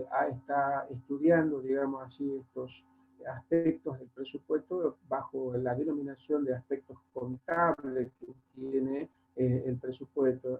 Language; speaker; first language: Spanish; native; Spanish